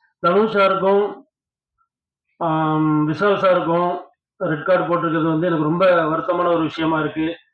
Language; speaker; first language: Tamil; native; Tamil